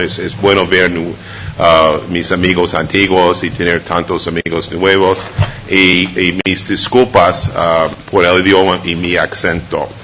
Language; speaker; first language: Spanish; non-native, fluent; English